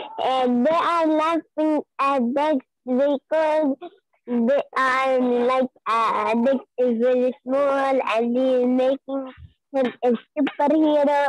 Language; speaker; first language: English; non-native, learner; Arabic